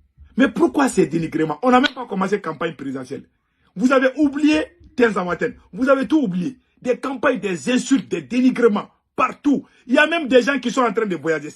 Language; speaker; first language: French; non-native, local second language; Bambara